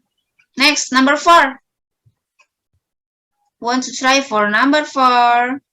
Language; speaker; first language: English; non-native, learner; Indonesian